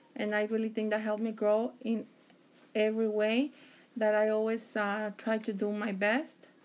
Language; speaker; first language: English; early bilingual, other home language; Spanish